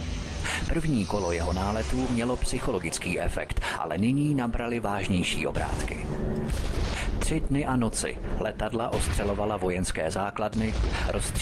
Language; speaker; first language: Czech; native; Czech